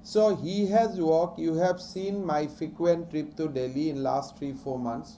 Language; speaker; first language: English; non-native, local second language; Assamese